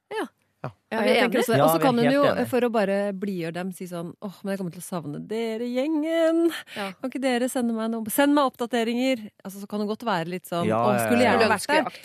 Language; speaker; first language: Norwegian; native; Norwegian